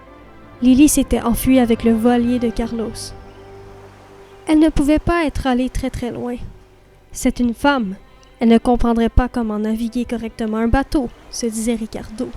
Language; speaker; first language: French; native; French